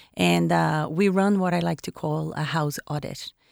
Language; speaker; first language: English; non-native, fluent; Portuguese